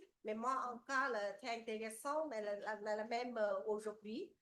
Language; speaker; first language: French; non-native, learner; Vietnamese